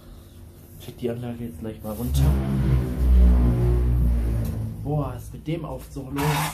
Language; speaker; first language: German; native; German